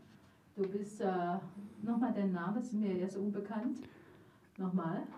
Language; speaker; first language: German; non-native, learner; Chinese